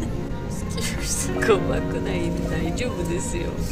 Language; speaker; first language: Japanese; non-native, learner; Georgian